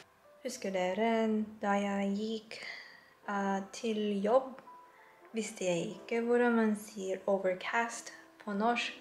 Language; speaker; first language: Norwegian; non-native, learner; Filipino